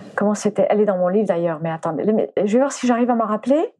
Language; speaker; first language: French; early bilingual, other home language; English